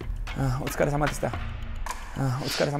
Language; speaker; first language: Japanese; non-native, fluent; Korean